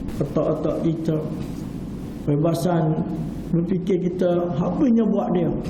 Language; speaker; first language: Malay; early bilingual, heritage; Malay